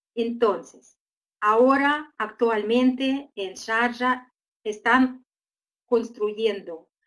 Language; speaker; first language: Spanish; non-native, fluent; Uzbek